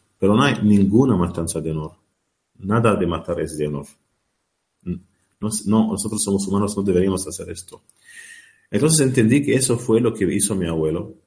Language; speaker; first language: Spanish; non-native, learner; Arabic